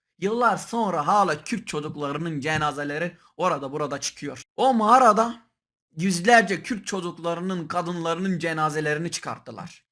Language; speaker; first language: Turkish; non-native, local second language; Kurdish